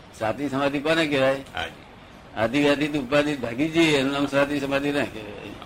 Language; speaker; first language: Gujarati; native; Gujarati